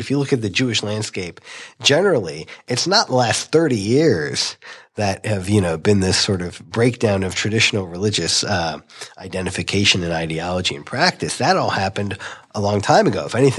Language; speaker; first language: English; native; English